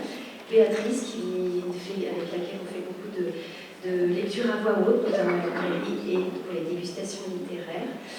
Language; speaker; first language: French; native; French